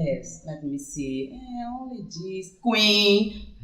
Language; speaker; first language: English; non-native, fluent; Portuguese